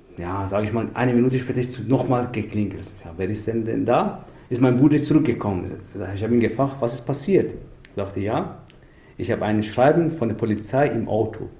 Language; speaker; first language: German; non-native, fluent; Persian